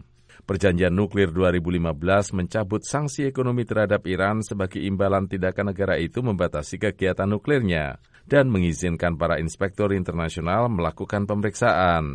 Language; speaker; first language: Indonesian; native; Indonesian